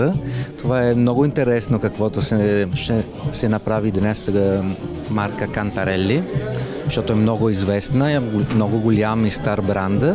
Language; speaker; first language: Bulgarian; non-native, fluent; Italian